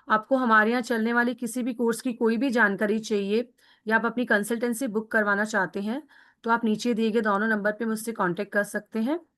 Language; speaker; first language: Hindi; native; Hindi